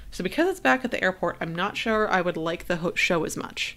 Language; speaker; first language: English; native; English